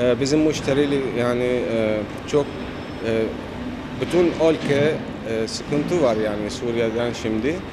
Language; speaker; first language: Turkish; non-native, learner; Arabic